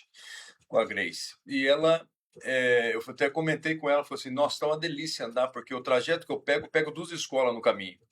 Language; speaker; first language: Portuguese; native; Portuguese